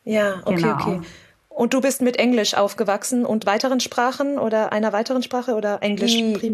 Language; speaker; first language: German; native; German